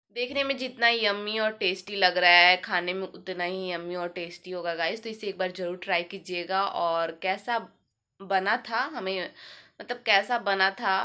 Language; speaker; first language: Hindi; native; Hindi